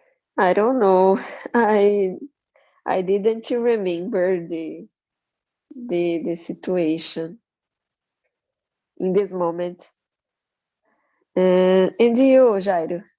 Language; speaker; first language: English; non-native, learner; Portuguese